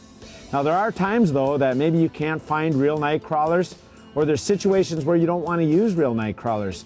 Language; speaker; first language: English; native; English